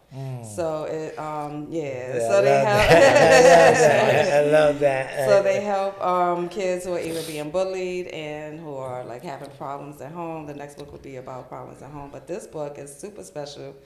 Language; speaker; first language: English; native; English